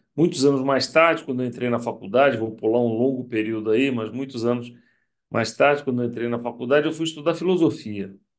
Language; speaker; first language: Portuguese; native; Portuguese